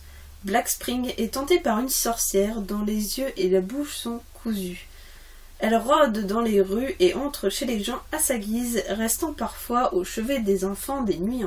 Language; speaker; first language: French; native; French